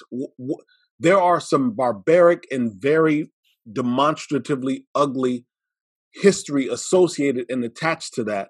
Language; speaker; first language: English; native; English